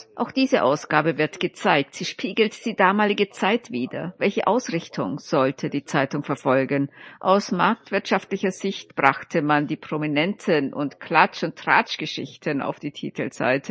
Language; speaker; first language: German; native; German